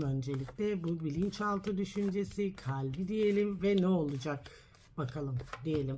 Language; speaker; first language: Turkish; early bilingual, heritage; Turkish